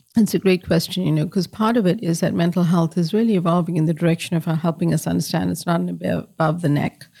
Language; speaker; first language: English; native; English